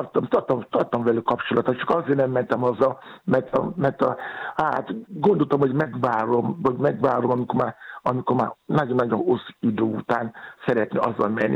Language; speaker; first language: Hungarian; non-native, fluent; Yoruba